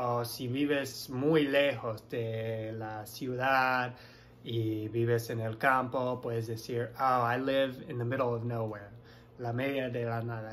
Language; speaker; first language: Spanish; non-native, fluent; English